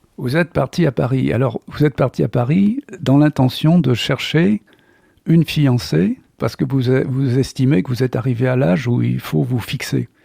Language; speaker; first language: French; native; French